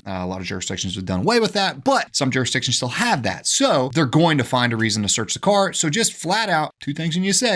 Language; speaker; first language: English; native; English